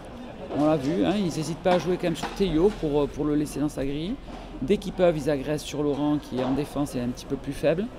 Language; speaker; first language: French; native; French